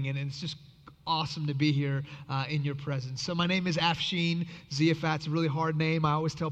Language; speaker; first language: English; early bilingual, other home language; Persian